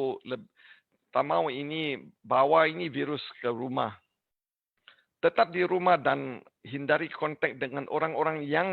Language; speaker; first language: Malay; non-native, learner; English